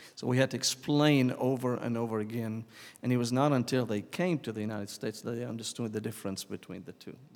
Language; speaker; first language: English; non-native, fluent; Arabic